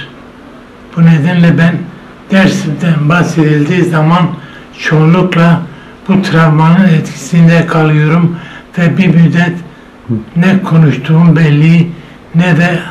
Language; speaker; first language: Turkish; non-native, local second language; Zaza